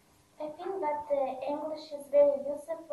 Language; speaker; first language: English; non-native, learner; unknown